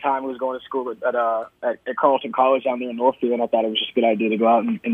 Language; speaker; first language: English; native; English